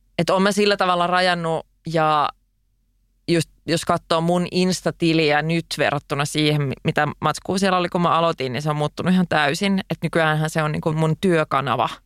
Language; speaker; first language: Finnish; non-native, local second language; Swedish